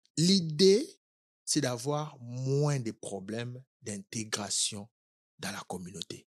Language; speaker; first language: French; non-native, local second language; Lingala